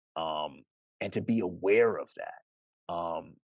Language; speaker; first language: English; native; English